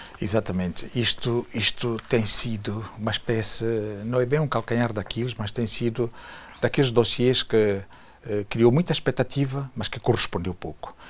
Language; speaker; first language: Portuguese; native; Portuguese